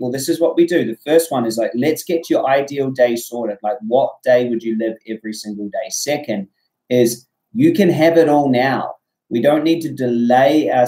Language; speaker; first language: English; native; English